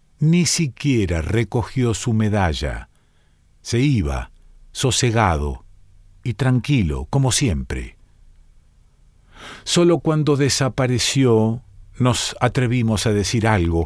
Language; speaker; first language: Spanish; native; Spanish